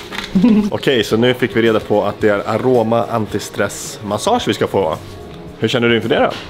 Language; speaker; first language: Swedish; native; Swedish